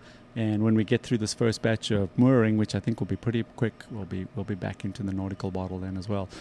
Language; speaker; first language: English; native; English